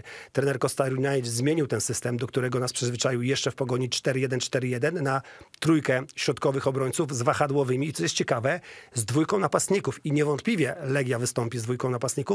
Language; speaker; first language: Polish; native; Polish